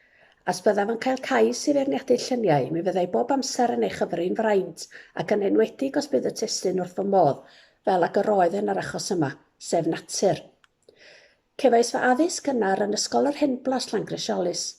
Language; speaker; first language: Welsh; native; Welsh